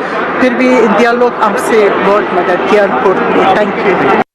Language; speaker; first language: Hindi; non-native, learner; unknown